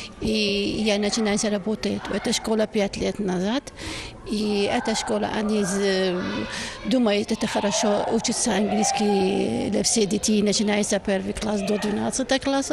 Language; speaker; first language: Russian; non-native, learner; Arabic